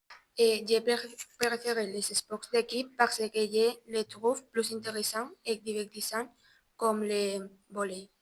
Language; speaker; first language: French; non-native, learner; Spanish